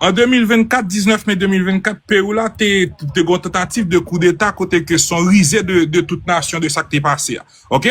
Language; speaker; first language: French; non-native, local second language; Haitian Creole